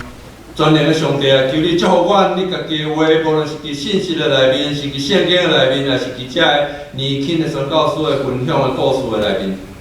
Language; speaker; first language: Chinese; native; Chinese